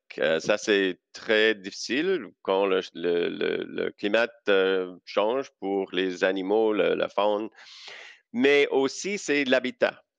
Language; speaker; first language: French; non-native, local second language; English